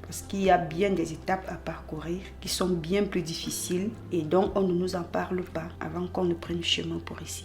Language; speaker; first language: French; native; French